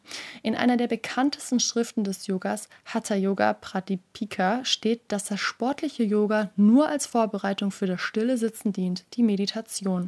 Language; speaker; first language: German; native; German